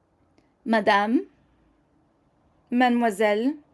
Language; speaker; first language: French; non-native, fluent; English